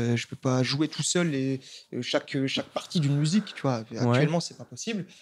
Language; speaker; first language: French; native; French